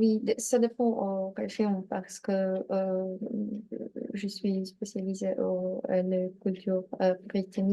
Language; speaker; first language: French; non-native, learner; Polish